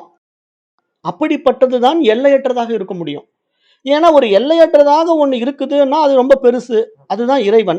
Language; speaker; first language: Tamil; native; Tamil